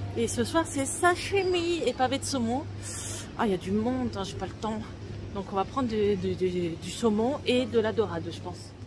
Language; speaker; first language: French; native; French